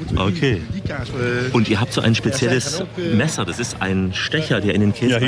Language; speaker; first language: German; native; German